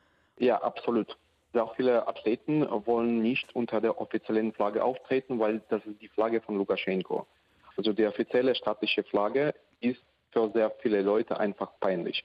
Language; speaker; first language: German; non-native, fluent; Russian